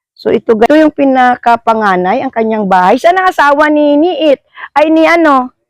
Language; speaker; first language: Filipino; non-native, local second language; Hiligaynon